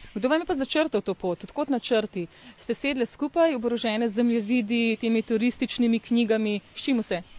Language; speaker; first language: Slovenian; native; Slovenian